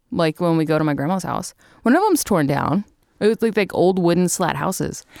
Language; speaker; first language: English; native; English